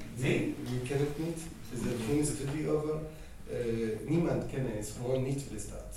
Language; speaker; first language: Dutch; non-native, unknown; Arabic